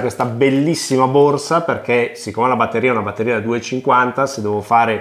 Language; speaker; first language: Italian; native; Italian